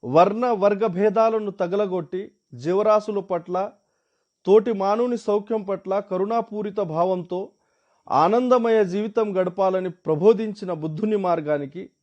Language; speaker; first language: Telugu; non-native, local second language; Marathi